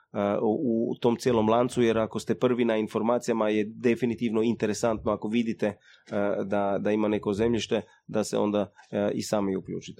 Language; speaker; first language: Croatian; early bilingual, heritage; Croatian